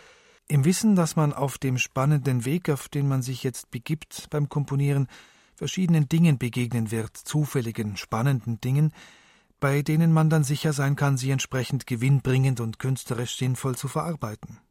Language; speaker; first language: German; native; German